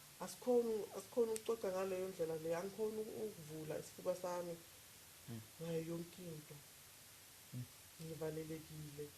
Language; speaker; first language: Zulu; native; Zulu